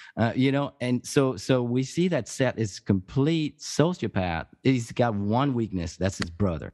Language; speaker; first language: English; non-native, fluent; French